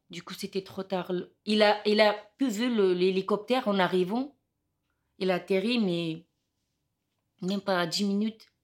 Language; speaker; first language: French; non-native, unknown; Romany